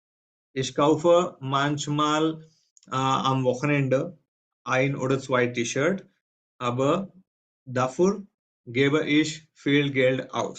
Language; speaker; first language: German; non-native, fluent; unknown